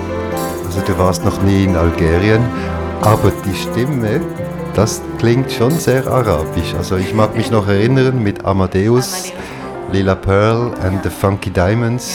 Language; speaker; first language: German; native; German